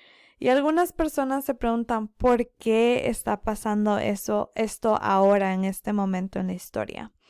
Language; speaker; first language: Spanish; early bilingual, other home language; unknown